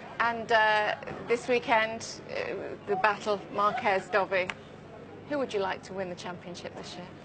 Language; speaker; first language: English; native; English